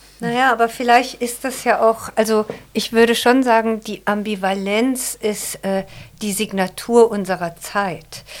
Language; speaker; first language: German; native; German